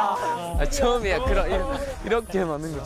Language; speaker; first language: Korean; non-native, learner; Japanese